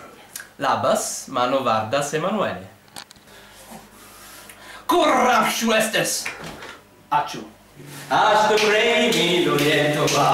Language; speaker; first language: Lithuanian; non-native, learner; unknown